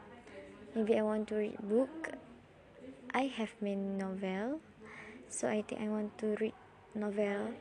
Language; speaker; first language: English; non-native, learner; Malay